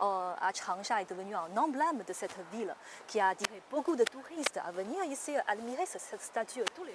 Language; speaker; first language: French; non-native, fluent; Chinese